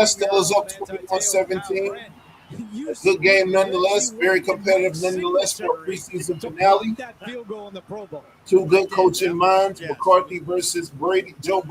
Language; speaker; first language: English; native; English